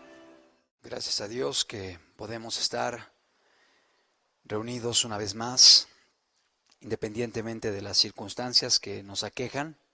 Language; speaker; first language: Spanish; native; Spanish